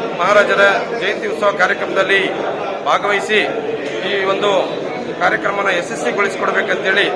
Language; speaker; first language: Kannada; non-native, local second language; Lambadi